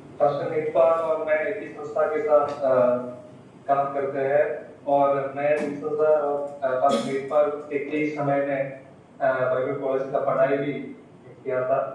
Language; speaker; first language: Hindi; non-native, local second language; Malayalam